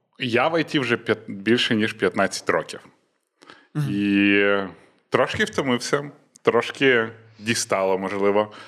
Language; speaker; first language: Ukrainian; native; Ukrainian